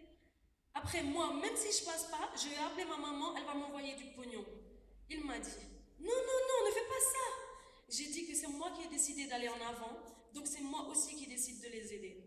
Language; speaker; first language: French; non-native, local second language; Wolof